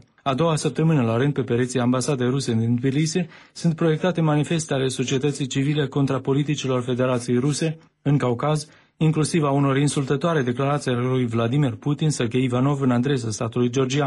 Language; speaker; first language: Romanian; native; Romanian